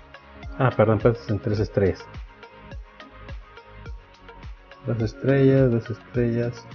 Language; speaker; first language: Spanish; native; Spanish